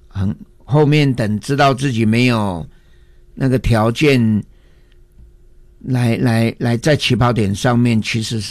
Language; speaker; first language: Chinese; native; Chinese